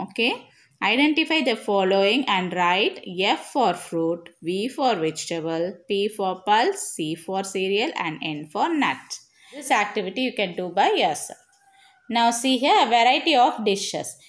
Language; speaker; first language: English; non-native, local second language; Tamil